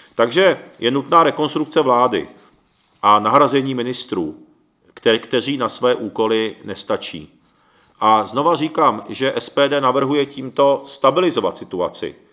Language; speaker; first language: Czech; early bilingual, other home language; Japanese